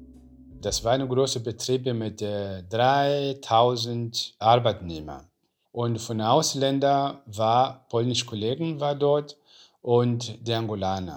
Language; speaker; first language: German; non-native, learner; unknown